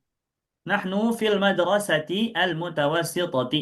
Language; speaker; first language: Arabic; non-native, fluent; Indonesian